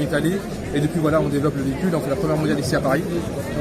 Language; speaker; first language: French; native; French